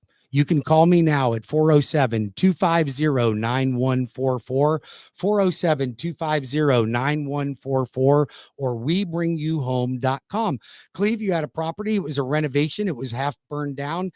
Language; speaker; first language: English; native; English